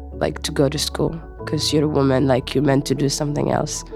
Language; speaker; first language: English; non-native, fluent; Somali